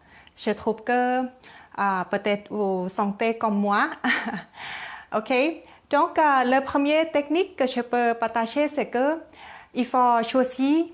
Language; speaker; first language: French; non-native, learner; Thai